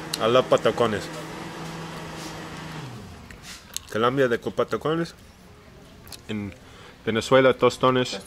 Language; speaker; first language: Spanish; non-native, learner; English